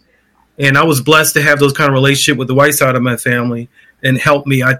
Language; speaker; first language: English; native; English